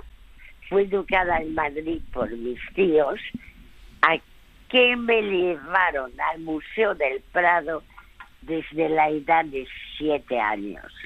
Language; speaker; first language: Spanish; early bilingual, other home language; French